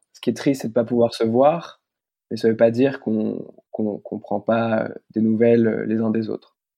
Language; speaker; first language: French; native; French